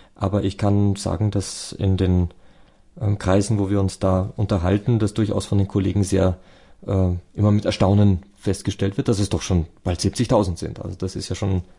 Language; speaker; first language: German; native; German